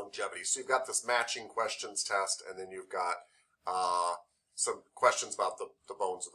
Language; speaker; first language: English; native; English